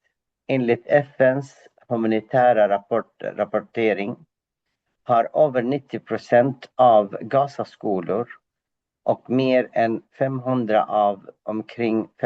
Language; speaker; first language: Swedish; non-native, fluent; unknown